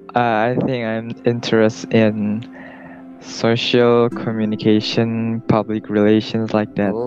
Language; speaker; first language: English; non-native, learner; Indonesian